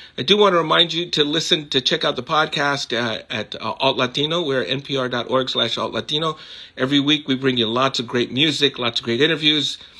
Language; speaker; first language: English; early bilingual, other home language; Spanish